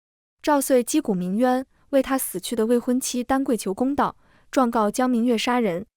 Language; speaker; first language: Chinese; native; Chinese